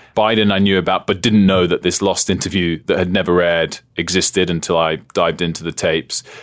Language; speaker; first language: English; native; English